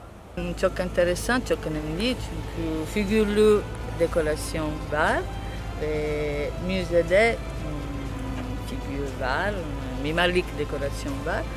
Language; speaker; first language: Turkish; non-native, learner; Italian